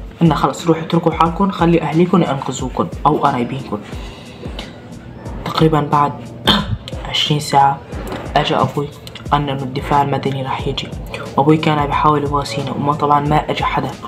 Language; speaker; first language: Arabic; native; Arabic